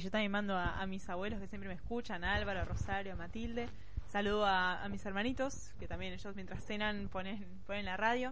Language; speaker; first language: Spanish; native; Spanish